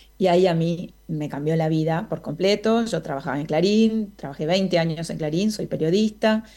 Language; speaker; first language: Spanish; native; Spanish